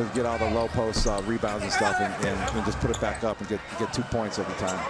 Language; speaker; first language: English; native; English